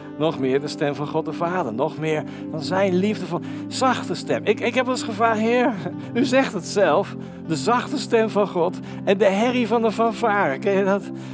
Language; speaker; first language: Dutch; native; Dutch